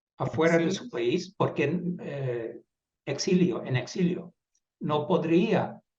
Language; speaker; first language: Spanish; non-native, fluent; Dutch